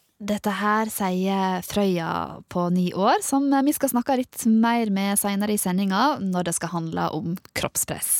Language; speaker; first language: Norwegian; native; Norwegian